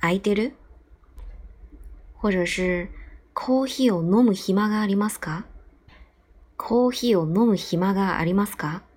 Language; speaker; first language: Japanese; non-native, fluent; Chinese